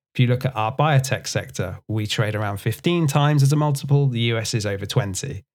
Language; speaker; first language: English; native; English